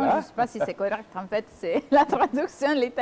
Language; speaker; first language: French; non-native, fluent; Italian